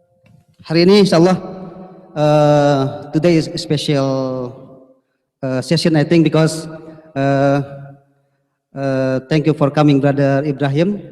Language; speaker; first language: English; non-native, fluent; Indonesian